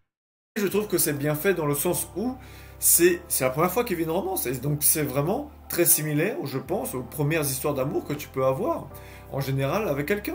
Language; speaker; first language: French; native; French